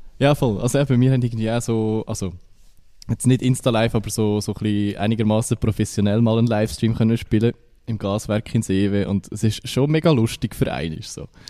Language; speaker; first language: German; native; German